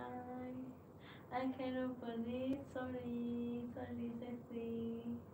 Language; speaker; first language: English; non-native, learner; Vietnamese